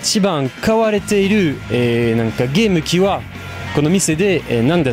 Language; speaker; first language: Japanese; non-native, learner; French